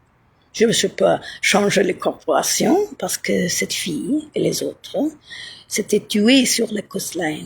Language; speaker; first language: French; non-native, fluent; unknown